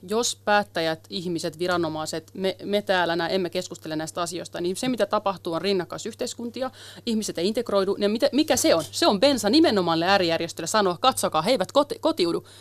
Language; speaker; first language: Finnish; early bilingual, other home language; Kurdish